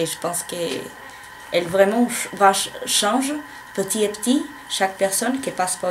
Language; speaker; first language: French; non-native, learner; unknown